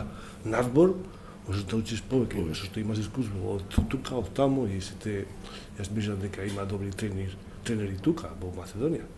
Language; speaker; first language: Macedonian; non-native, learner; Spanish